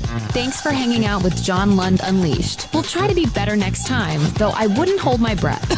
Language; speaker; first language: English; native; English